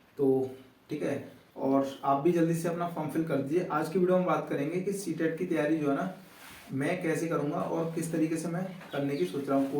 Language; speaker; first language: Hindi; native; Hindi